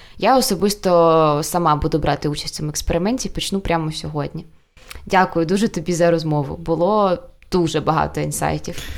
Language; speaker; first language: Ukrainian; non-native, local second language; Russian